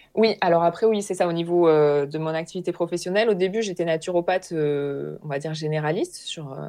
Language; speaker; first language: French; native; French